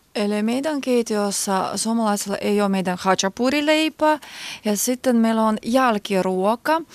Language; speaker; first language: Finnish; non-native, learner; Georgian